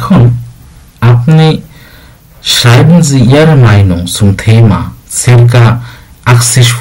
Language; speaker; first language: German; non-native, fluent; Bangla